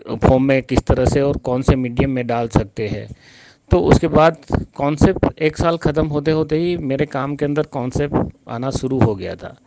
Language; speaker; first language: Hindi; non-native, local second language; Gujarati